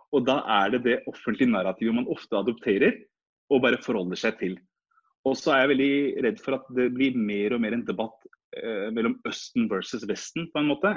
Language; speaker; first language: Norwegian; early bilingual, other home language; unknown